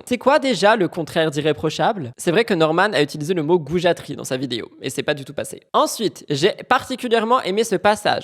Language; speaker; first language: French; native; French